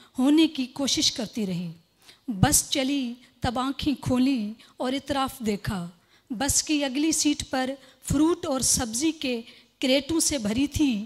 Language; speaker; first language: Urdu; non-native, local second language; Sindhi